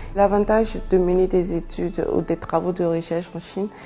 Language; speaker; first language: French; non-native, local second language; Mossi